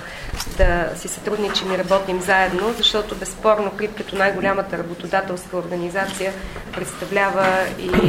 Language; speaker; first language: Bulgarian; native; Bulgarian